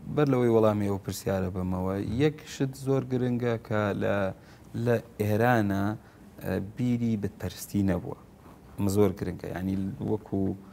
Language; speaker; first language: Central Kurdish; non-native, local second language; Gurani